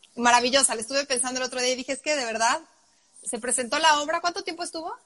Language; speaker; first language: Spanish; non-native, fluent; Dutch